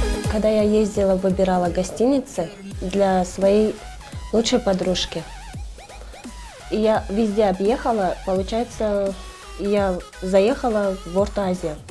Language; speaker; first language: Russian; non-native, local second language; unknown